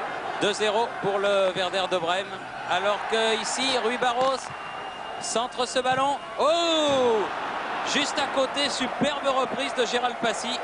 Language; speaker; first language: French; native; French